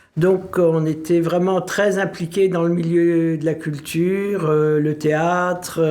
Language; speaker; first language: French; non-native, local second language; Swiss German